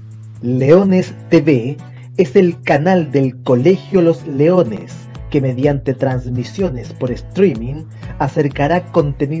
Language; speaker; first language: Spanish; native; Spanish